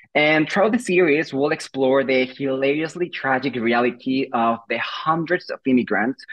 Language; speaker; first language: English; non-native, fluent; Spanish